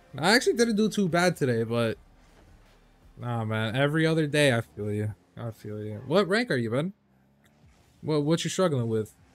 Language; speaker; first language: English; early bilingual, other home language; Spanish